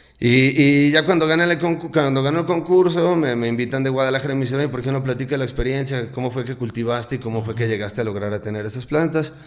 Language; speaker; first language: Spanish; native; Spanish